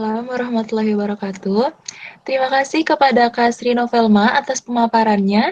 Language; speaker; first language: Indonesian; native; Indonesian